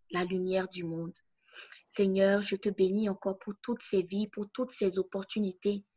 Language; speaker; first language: English; non-native, fluent; French